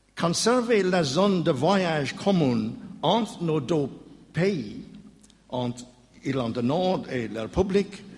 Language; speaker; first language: French; non-native, learner; English